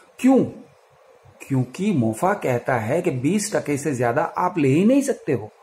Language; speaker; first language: Hindi; non-native, local second language; Kannada